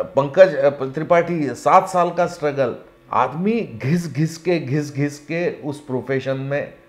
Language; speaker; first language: Hindi; native; Hindi